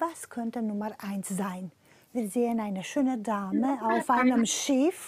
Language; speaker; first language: German; non-native, fluent; Romanian